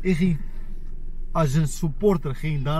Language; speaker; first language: Dutch; non-native, fluent; Armenian